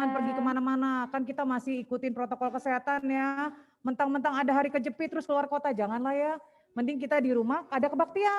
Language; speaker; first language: Indonesian; native; Indonesian